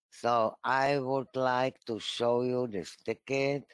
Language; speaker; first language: English; non-native, fluent; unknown